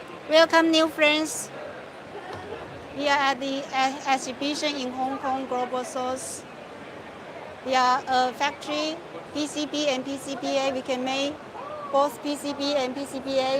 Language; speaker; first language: English; non-native, local second language; Chinese